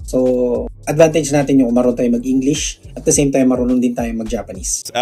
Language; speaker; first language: Filipino; non-native, local second language; Cebuano